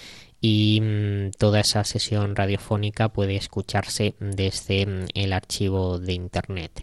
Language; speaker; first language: Spanish; native; Spanish